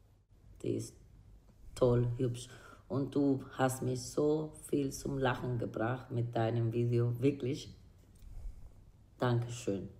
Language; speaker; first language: German; non-native, learner; Spanish